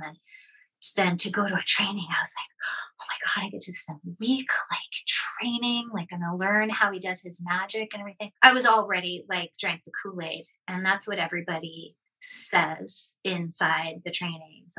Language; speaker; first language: English; native; English